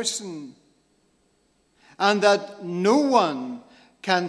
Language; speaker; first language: English; native; English